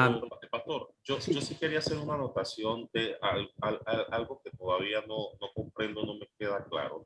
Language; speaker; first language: Spanish; native; Spanish